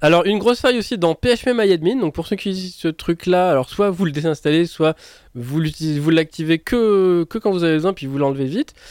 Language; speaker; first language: French; native; French